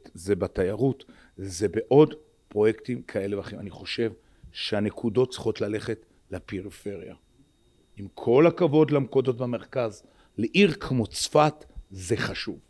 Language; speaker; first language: Hebrew; native; Hebrew